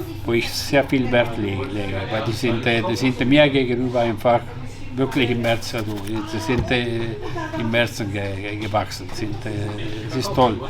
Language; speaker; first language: German; non-native, fluent; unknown